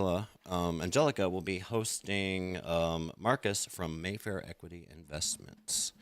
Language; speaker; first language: English; native; English